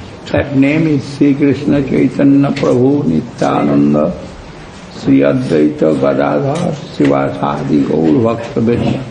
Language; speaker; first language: English; non-native, local second language; Bangla